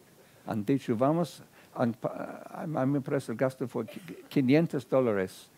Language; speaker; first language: Spanish; non-native, fluent; English